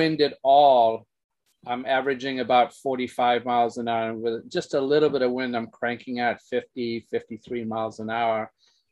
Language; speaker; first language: English; native; English